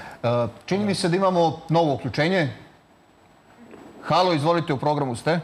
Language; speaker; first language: Serbian; native; Serbian